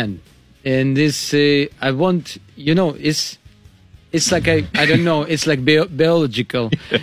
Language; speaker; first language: English; non-native, learner; Russian